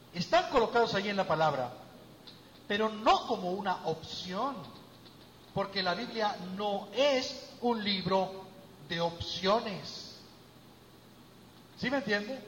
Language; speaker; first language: Spanish; native; Spanish